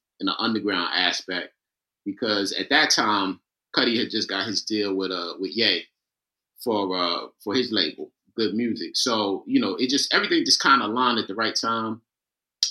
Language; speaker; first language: English; native; English